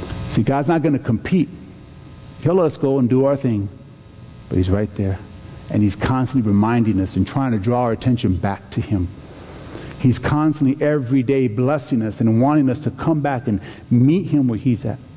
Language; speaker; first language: English; native; English